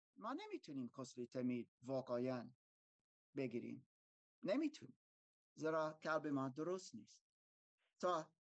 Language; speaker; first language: Persian; non-native, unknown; German